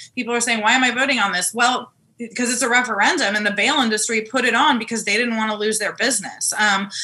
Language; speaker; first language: English; native; English